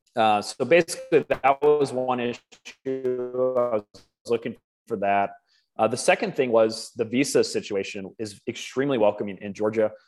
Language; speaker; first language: English; native; English